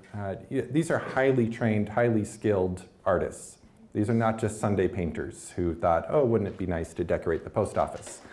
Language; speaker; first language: English; native; English